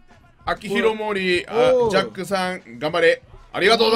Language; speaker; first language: Japanese; non-native, learner; Spanish